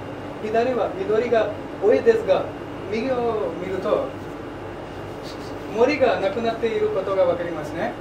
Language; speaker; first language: Japanese; non-native, learner; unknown